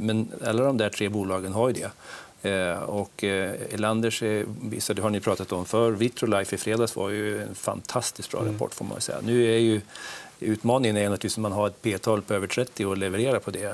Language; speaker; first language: Swedish; native; Swedish